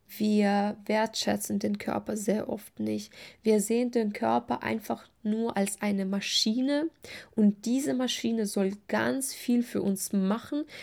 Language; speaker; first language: German; non-native, fluent; Russian